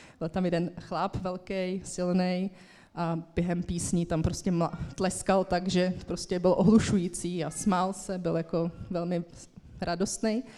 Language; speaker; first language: Czech; native; Czech